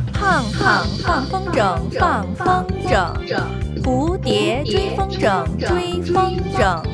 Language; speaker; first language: Chinese; non-native, fluent; Korean